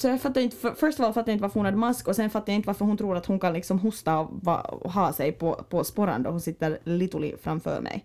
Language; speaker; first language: Swedish; native; Swedish